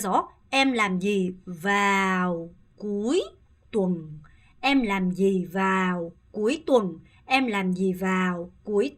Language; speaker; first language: Vietnamese; non-native, fluent; Korean